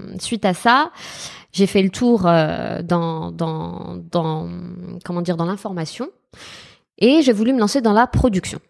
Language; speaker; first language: French; non-native, local second language; Arabic